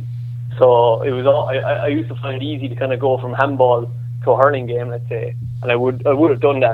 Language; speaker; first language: English; native; English